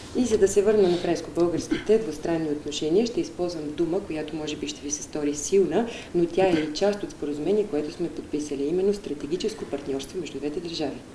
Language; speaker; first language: Bulgarian; native; Bulgarian